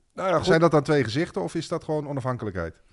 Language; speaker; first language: Dutch; native; Dutch